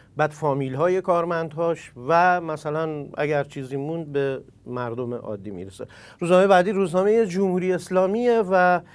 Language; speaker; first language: Persian; non-native, local second language; Central Kurdish